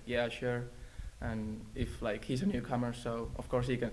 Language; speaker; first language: English; non-native, fluent; Finnish